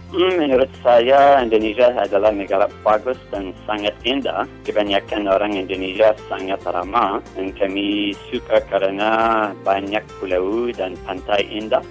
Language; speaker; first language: Indonesian; non-native, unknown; English